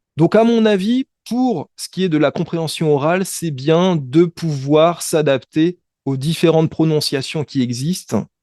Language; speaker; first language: French; native; French